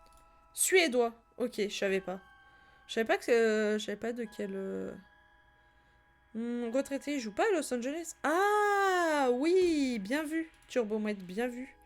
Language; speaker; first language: French; native; French